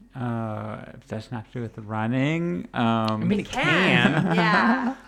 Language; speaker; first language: English; native; English